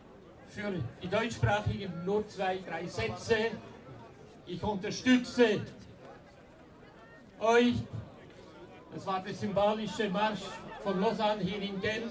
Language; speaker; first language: German; non-native, fluent; French